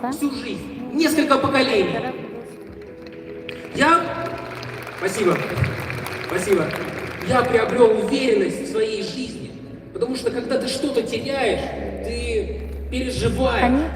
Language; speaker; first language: Russian; native; Russian